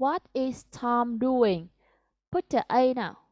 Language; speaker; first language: English; non-native, fluent; Vietnamese